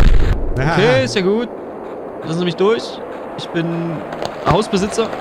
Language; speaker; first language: German; native; German